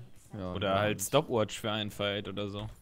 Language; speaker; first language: German; native; German